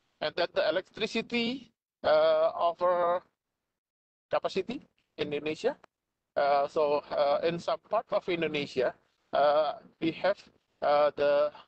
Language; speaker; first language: English; non-native, fluent; Indonesian